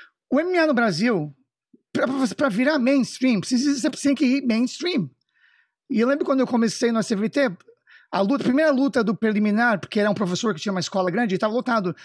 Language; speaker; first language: Portuguese; non-native, fluent; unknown